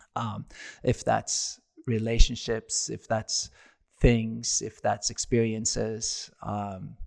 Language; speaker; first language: English; non-native, fluent; Norwegian